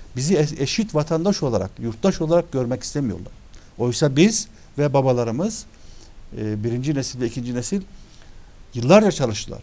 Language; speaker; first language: Turkish; early bilingual, other home language; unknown